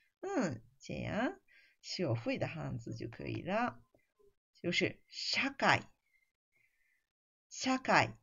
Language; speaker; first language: Chinese; non-native, fluent; Japanese